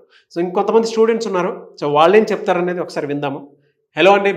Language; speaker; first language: Telugu; native; Telugu